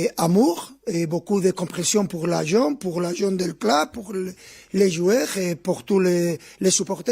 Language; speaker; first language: French; non-native, learner; Spanish